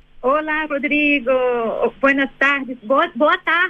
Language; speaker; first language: Spanish; non-native, fluent; Portuguese